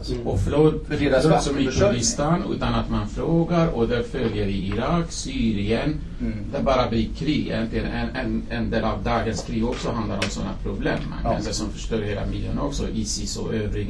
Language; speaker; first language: Swedish; non-native, fluent; Kurdish